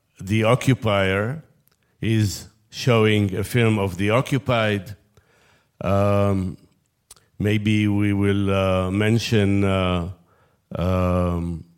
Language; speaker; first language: English; non-native, fluent; Hebrew